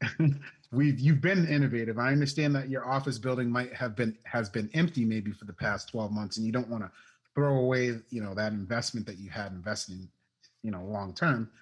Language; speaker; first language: English; native; English